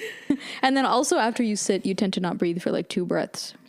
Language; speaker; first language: English; native; English